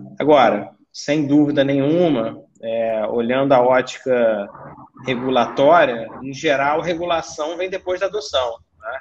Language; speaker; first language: Portuguese; native; Portuguese